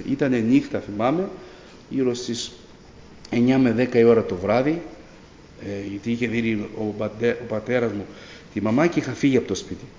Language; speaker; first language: Greek; early bilingual, other home language; Albanian